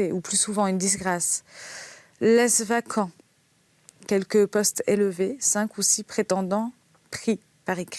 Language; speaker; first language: French; native; French